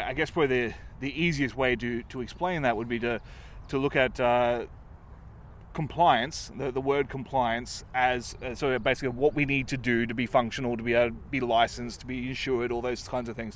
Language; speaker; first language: English; native; English